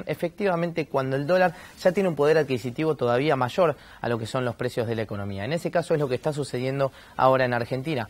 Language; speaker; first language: Spanish; native; Spanish